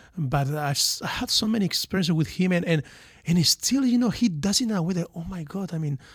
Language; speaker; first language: English; non-native, fluent; Spanish